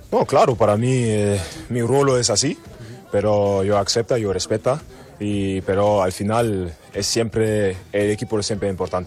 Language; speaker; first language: Spanish; non-native, learner; German